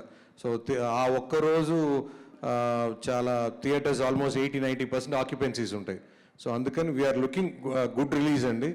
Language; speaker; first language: Telugu; native; Telugu